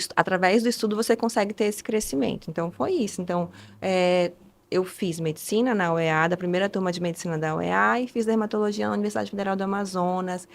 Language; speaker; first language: Portuguese; early bilingual, other home language; Spanish